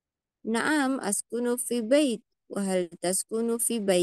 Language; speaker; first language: Arabic; non-native, fluent; Indonesian